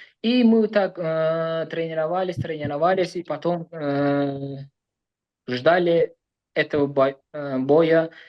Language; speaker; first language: Russian; non-native, learner; Uzbek